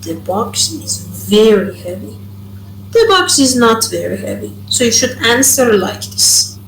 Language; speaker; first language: English; non-native, fluent; Persian